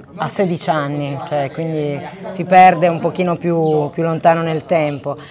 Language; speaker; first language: Italian; non-native, local second language; Occitan